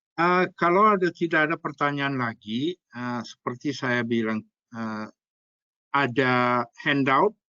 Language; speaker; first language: Indonesian; non-native, fluent; English